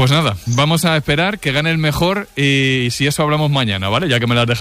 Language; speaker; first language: Spanish; native; Spanish